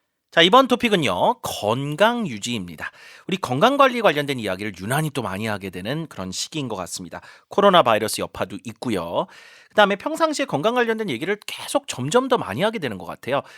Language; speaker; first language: Korean; native; Korean